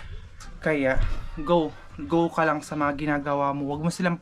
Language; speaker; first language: Filipino; native; Filipino